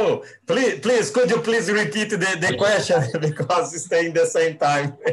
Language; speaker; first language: English; non-native, learner; Portuguese